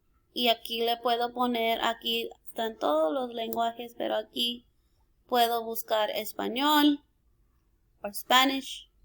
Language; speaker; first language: Spanish; early bilingual, heritage; Spanish